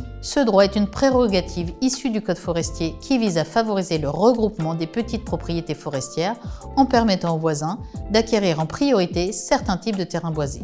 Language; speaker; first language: French; native; French